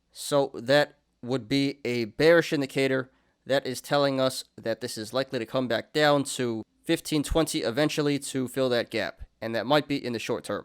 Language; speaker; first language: English; native; English